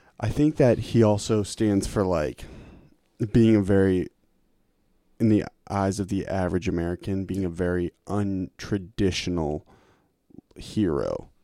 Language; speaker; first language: English; native; English